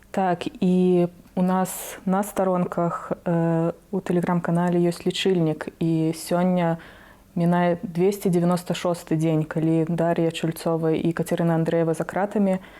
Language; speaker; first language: Belarusian; non-native, local second language; Russian